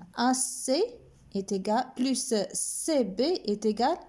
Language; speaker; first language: French; non-native, local second language; Arabic